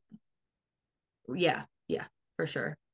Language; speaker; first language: English; native; English